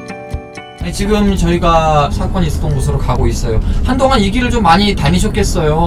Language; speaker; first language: Korean; native; Korean